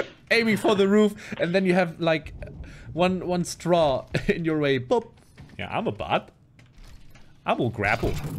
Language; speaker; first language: English; non-native, fluent; German